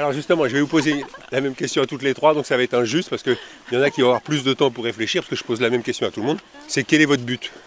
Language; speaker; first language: French; native; French